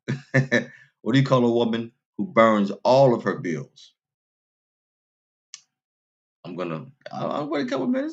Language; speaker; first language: English; native; English